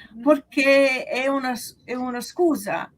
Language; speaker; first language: Portuguese; non-native, learner; English